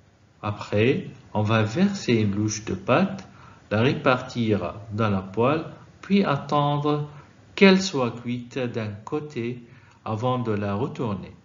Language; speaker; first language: French; non-native, fluent; Arabic